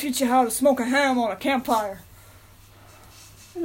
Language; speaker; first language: English; native; English